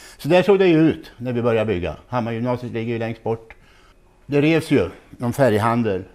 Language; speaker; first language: Swedish; native; Swedish